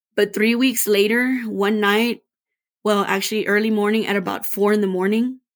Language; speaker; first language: English; native; English